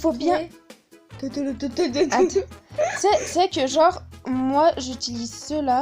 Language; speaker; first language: French; native; French